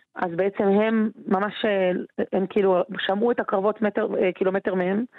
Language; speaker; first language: Hebrew; native; Hebrew